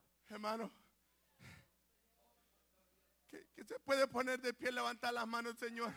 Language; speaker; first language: Spanish; native; Spanish